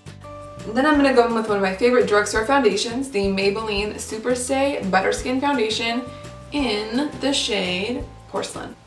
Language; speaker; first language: English; native; English